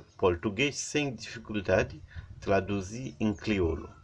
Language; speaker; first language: Portuguese; non-native, learner; Haitian Creole